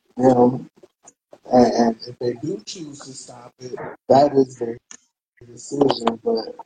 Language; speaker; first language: English; native; English